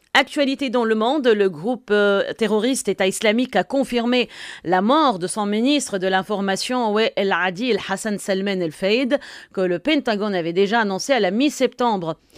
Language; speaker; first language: French; non-native, local second language; Arabic